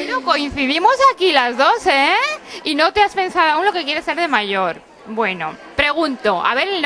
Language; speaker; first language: Spanish; native; Spanish